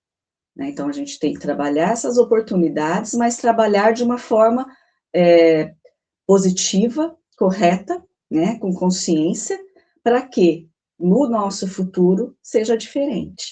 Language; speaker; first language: Portuguese; native; Portuguese